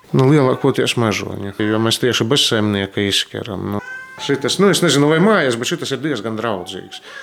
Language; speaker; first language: Latvian; native; Latvian